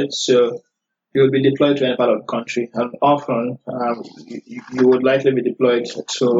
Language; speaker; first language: English; non-native, local second language; Yoruba